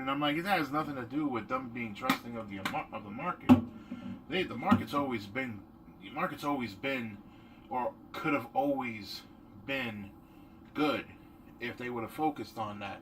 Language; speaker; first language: English; native; English